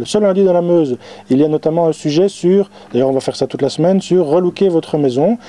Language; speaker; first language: French; native; French